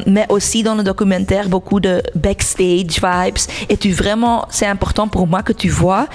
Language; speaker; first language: French; non-native, local second language; Dutch